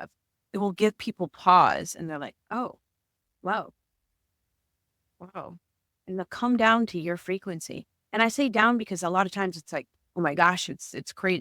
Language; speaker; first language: English; native; English